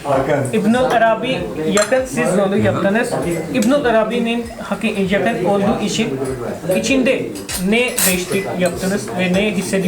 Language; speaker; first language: Turkish; non-native, learner; Urdu